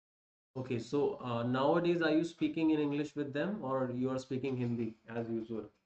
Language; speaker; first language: English; non-native, local second language; Hindi